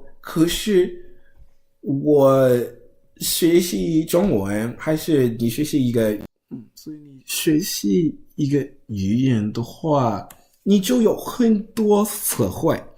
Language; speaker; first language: Chinese; non-native, learner; English